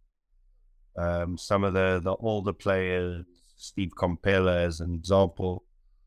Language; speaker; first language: English; native; English